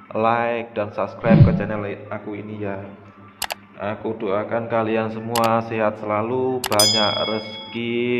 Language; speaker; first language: Indonesian; native; Indonesian